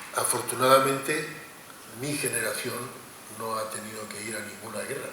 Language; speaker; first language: Spanish; non-native, local second language; Catalan